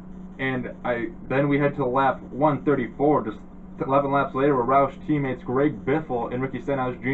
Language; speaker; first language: English; native; English